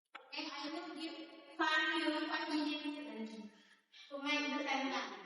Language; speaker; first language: English; non-native, learner; Indonesian